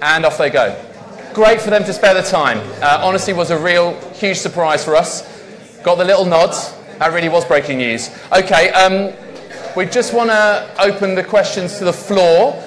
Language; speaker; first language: English; native; English